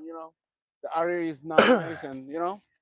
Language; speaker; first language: English; non-native, learner; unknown